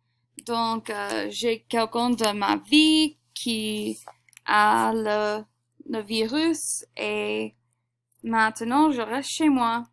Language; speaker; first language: French; non-native, fluent; English